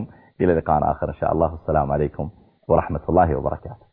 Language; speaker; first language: Arabic; native; Arabic